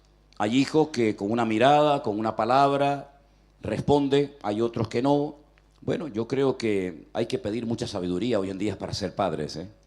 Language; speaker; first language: Spanish; native; Spanish